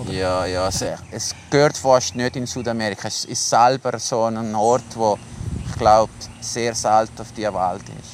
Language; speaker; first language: German; non-native, local second language; Italian